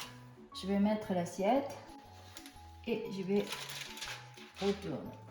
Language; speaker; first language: French; non-native, fluent; Japanese